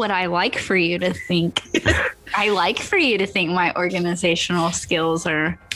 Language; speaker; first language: English; native; English